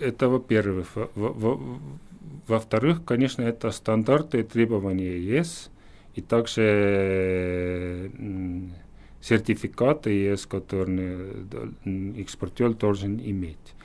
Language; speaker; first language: Russian; non-native, fluent; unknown